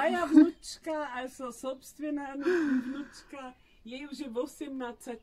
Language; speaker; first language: Russian; early bilingual, heritage; Czech